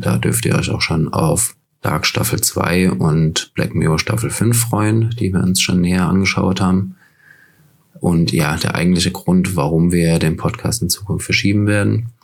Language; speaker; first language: German; native; German